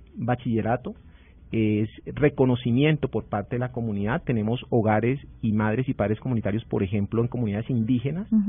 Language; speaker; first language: Spanish; native; Spanish